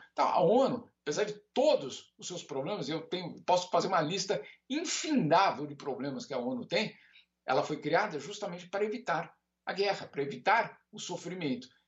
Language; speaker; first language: Portuguese; native; Portuguese